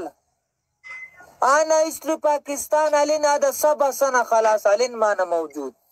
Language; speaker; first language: Arabic; non-native, learner; Pashto